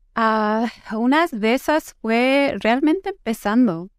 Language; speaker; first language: Spanish; early bilingual, heritage; Spanish